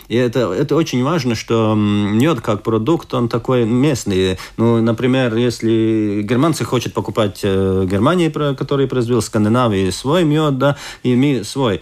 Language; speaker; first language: Russian; non-native, local second language; Latvian